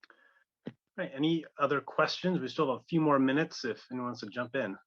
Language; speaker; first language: English; native; English